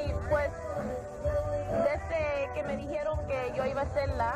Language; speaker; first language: Spanish; early bilingual, heritage; English